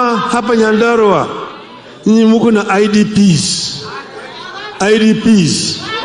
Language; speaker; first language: English; non-native, local second language; Luo (Kenya and Tanzania)